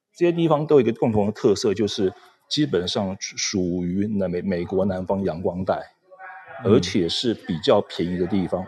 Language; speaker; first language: Chinese; native; Chinese